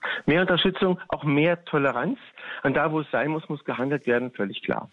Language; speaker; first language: German; native; German